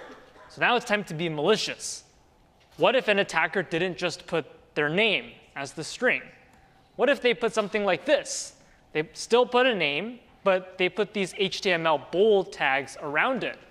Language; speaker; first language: English; native; English